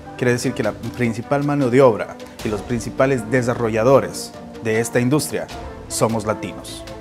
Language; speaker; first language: Spanish; native; Spanish